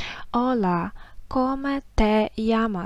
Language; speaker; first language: Spanish; non-native, fluent; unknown